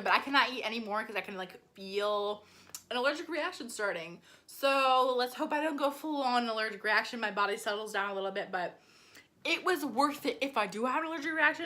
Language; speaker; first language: English; native; English